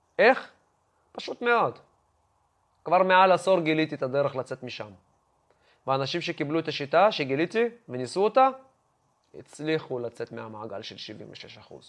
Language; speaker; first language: Hebrew; non-native, fluent; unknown